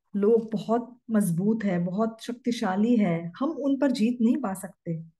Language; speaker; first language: Hindi; non-native, fluent; Korean